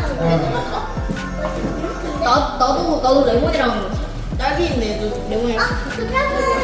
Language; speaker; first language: Korean; non-native, learner; Thai